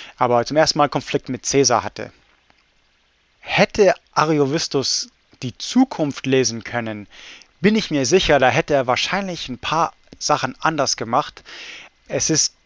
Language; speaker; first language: German; non-native, fluent; English